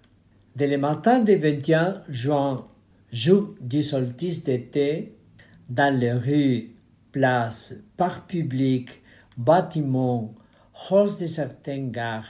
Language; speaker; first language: French; non-native, fluent; Spanish